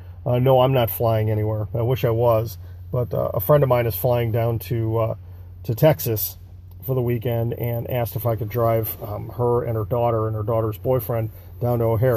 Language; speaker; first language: English; native; English